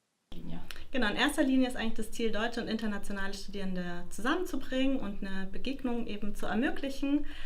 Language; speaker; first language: German; native; German